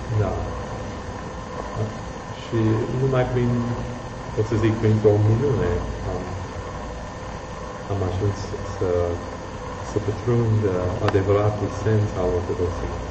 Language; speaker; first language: Romanian; non-native, fluent; English